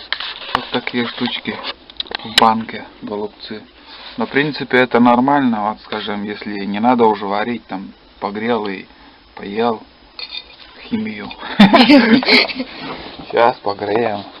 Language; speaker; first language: Russian; native; Russian